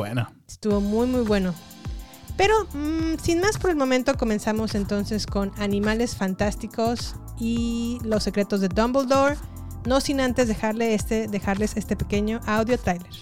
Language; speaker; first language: Spanish; native; Spanish